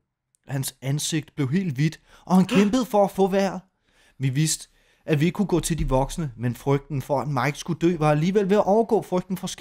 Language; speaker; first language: Danish; native; Danish